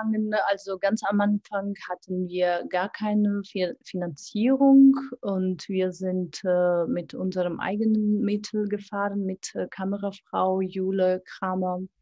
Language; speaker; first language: German; non-native, fluent; Georgian